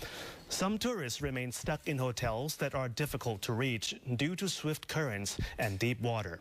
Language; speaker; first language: English; non-native, fluent; Thai